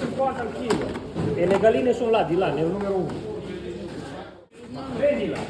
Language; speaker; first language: Italian; native; Italian